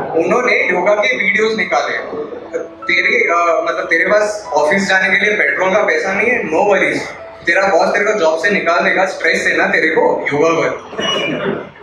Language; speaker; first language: Hindi; native; Hindi